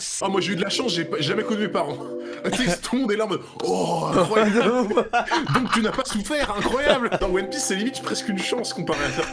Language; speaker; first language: French; native; French